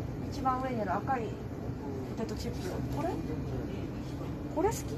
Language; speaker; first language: Japanese; non-native, fluent; Korean